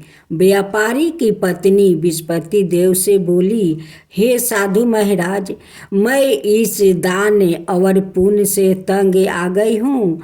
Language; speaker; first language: Hindi; native; Hindi